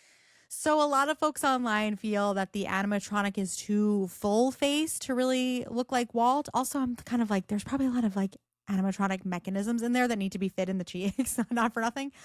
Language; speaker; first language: English; native; English